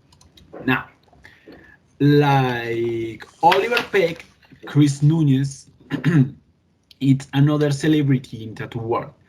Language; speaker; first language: English; non-native, learner; Spanish